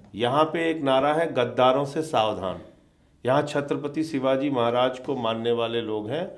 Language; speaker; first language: Hindi; native; Hindi